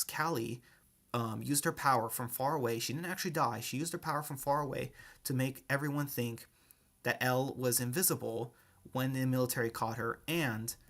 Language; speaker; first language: English; native; English